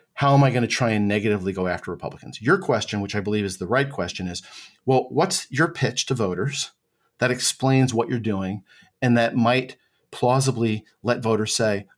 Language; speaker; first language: English; native; English